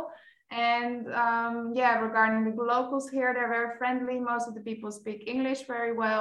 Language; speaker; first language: English; non-native, fluent; Dutch